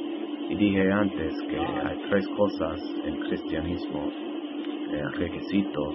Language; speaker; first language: Spanish; non-native, fluent; English